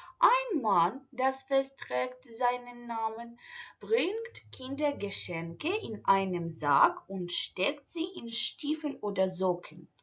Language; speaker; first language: German; non-native, fluent; Ukrainian